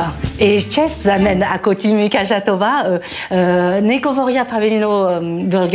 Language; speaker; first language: Bulgarian; non-native, learner; French